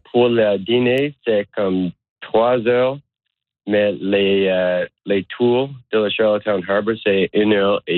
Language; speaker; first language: French; non-native, learner; English